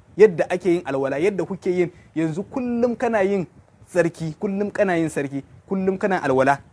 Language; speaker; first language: Hausa; non-native, local second language; Kanuri